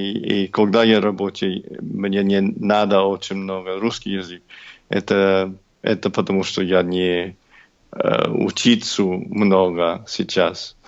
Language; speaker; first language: Russian; non-native, learner; English